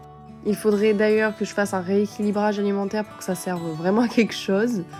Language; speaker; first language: French; native; French